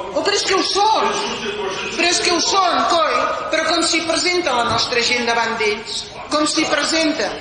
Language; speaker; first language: Catalan; non-native, local second language; Spanish